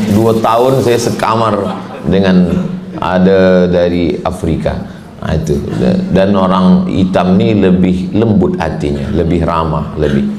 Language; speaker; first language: Malay; native; Malay